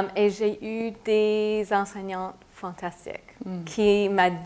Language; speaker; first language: French; non-native, fluent; English